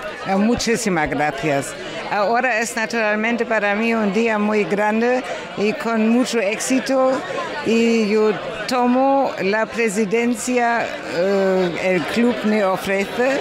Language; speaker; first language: Spanish; non-native, learner; German